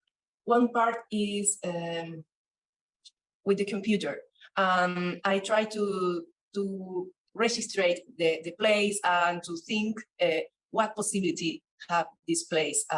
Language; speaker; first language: English; non-native, learner; Spanish